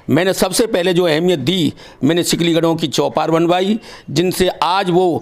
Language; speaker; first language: Hindi; native; Hindi